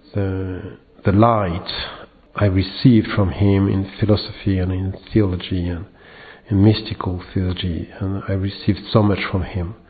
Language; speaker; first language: English; non-native, fluent; French